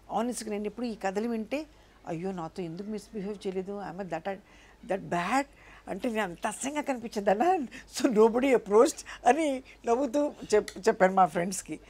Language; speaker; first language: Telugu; non-native, local second language; Urdu